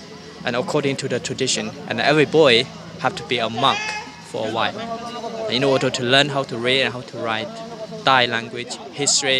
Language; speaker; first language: English; non-native, learner; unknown